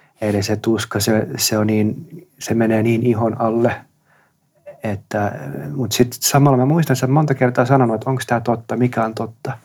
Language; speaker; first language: Finnish; non-native, local second language; Swedish